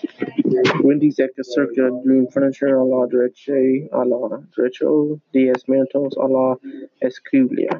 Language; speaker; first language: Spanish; non-native, learner; English